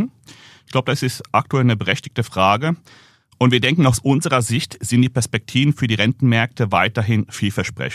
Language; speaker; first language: German; native; German